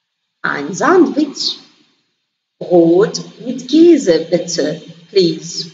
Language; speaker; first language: German; non-native, learner; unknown